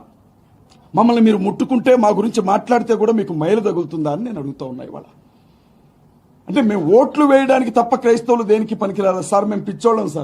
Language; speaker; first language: Telugu; native; Telugu